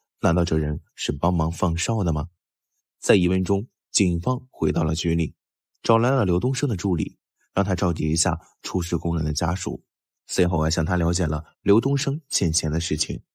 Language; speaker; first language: Chinese; native; Chinese